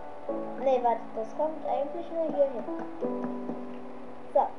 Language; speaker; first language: German; native; German